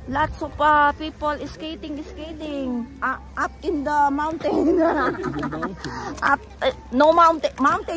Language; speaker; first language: English; non-native, local second language; Cebuano